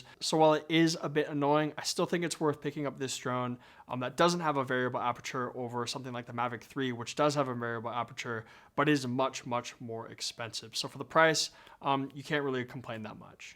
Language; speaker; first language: English; native; English